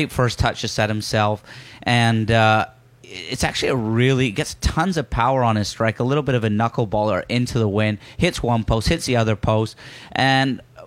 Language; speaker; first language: English; native; English